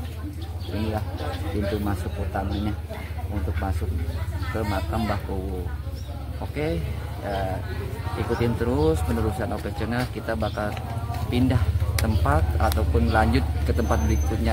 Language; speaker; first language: Indonesian; native; Indonesian